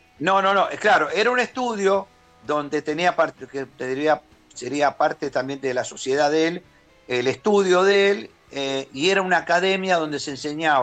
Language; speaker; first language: Spanish; native; Spanish